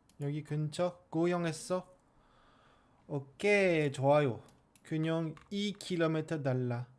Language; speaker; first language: Korean; non-native, learner; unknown